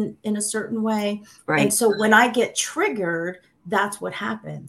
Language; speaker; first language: English; early bilingual, other home language; Sicilian